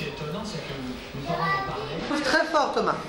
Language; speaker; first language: French; native; French